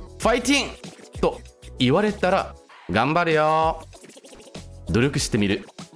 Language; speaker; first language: Japanese; non-native, fluent; Korean